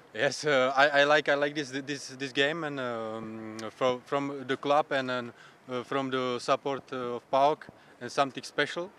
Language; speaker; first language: English; non-native, learner; Czech